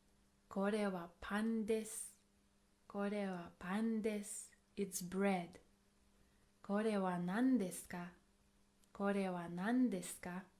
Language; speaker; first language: Japanese; non-native, fluent; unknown